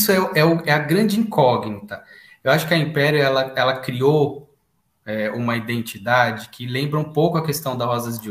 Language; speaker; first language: Portuguese; native; Portuguese